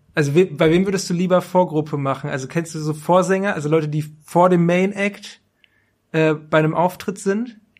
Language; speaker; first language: German; native; German